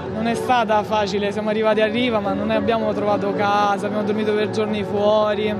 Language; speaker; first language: Italian; early bilingual, other home language; Albanian